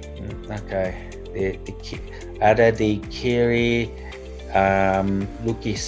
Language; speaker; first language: Indonesian; non-native, learner; English